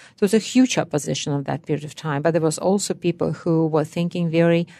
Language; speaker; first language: English; non-native, fluent; Russian